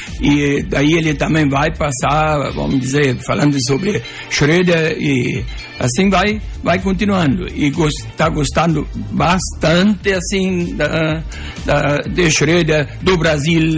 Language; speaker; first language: Portuguese; non-native, local second language; German